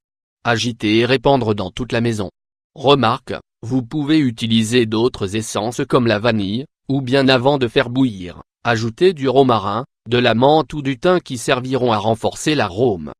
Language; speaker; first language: French; native; French